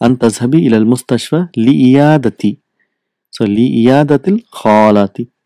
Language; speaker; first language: Arabic; non-native, fluent; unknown